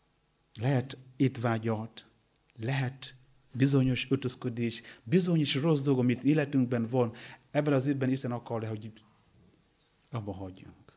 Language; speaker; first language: Hungarian; non-native, learner; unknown